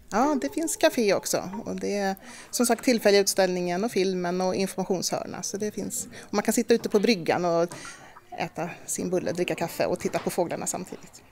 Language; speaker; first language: Swedish; native; Swedish